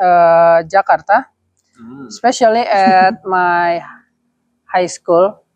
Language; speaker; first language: English; non-native, learner; Indonesian